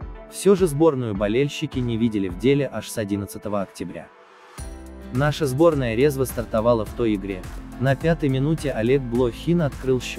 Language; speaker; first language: Russian; native; Russian